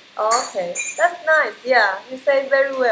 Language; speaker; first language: English; non-native, learner; Chinese